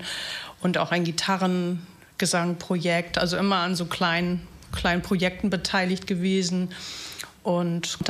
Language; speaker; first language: German; native; German